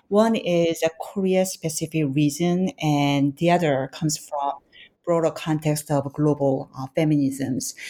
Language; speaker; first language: English; non-native, fluent; Korean